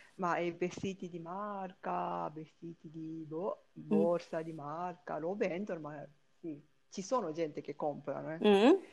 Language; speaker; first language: Italian; non-native, learner; Japanese